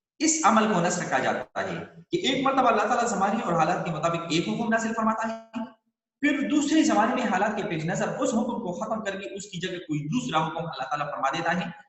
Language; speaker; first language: Urdu; non-native, local second language; Pashto